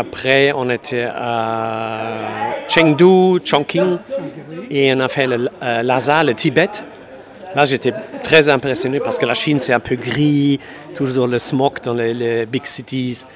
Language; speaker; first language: French; non-native, local second language; Luxembourgish